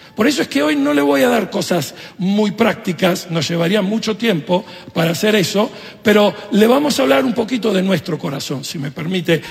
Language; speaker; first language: Spanish; native; Spanish